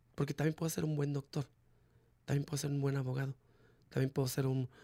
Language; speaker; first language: Spanish; native; Spanish